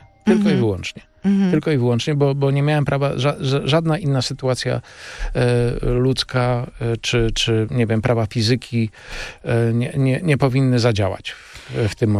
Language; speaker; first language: Polish; native; Polish